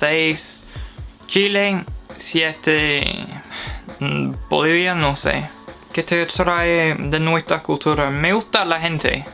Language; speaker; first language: Spanish; non-native, fluent; English